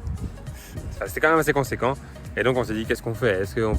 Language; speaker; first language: French; native; French